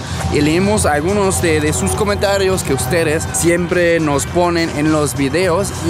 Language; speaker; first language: Spanish; non-native, fluent; German